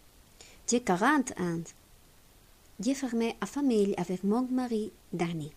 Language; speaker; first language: French; non-native, learner; Spanish